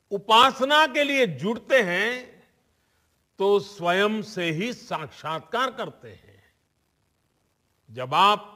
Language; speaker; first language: Hindi; non-native, local second language; Gujarati